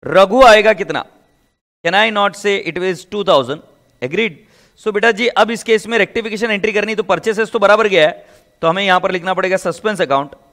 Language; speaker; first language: Hindi; native; Hindi